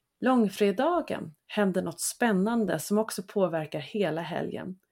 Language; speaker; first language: Swedish; native; Swedish